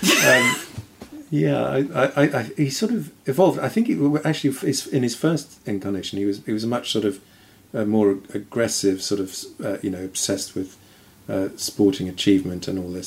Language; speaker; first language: English; native; English